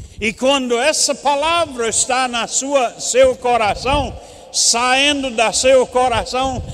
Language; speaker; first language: Portuguese; non-native, fluent; English